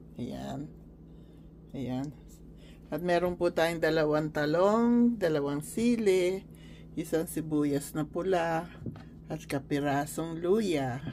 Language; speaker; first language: Filipino; native; Filipino